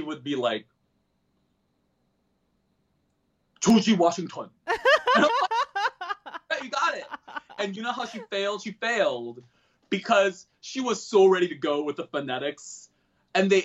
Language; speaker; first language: English; early bilingual, other home language; Korean